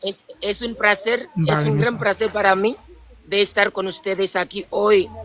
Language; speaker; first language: Spanish; non-native, local second language; Haitian Creole